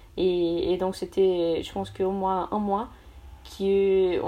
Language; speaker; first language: French; non-native, fluent; Portuguese